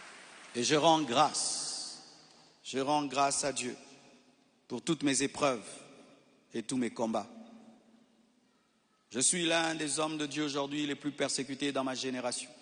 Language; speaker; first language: French; non-native, local second language; Lingala